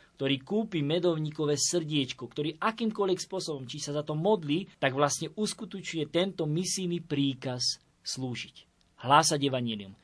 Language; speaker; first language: Slovak; native; Slovak